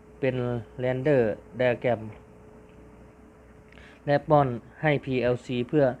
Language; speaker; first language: Thai; native; Thai